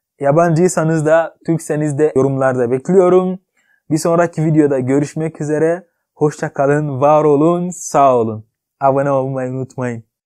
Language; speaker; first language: Turkish; non-native, fluent; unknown